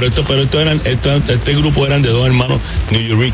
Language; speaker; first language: Spanish; native; Spanish